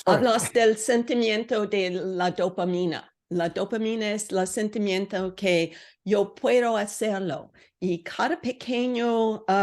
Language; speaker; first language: Spanish; non-native, learner; English